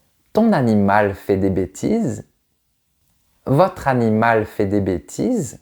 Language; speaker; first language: French; native; French